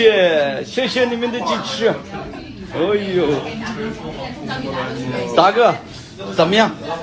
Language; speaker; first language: Chinese; non-native, local second language; Uyghur